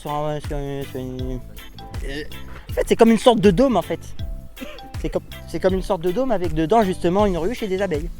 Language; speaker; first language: French; native; French